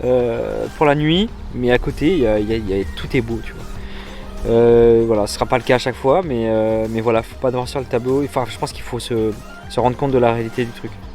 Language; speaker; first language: French; native; French